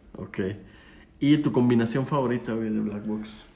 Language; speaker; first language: Spanish; native; Spanish